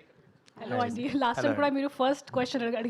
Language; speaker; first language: Telugu; non-native, fluent; Hindi